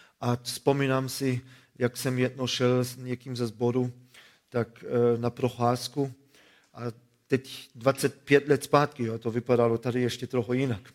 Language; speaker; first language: Czech; non-native, fluent; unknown